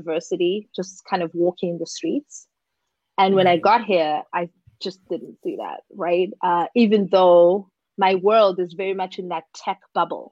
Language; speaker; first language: English; non-native, local second language; Xhosa